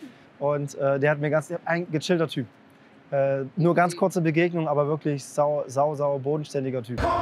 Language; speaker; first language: German; native; German